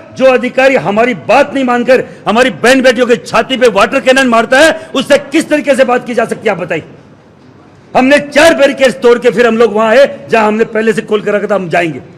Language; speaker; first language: Hindi; native; Hindi